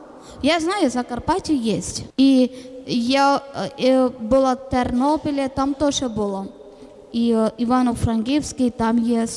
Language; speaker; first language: Ukrainian; non-native, learner; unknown